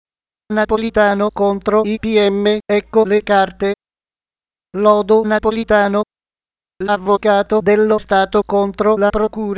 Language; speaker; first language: Italian; native; Italian